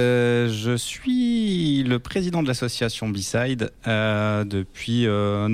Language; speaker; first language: French; native; French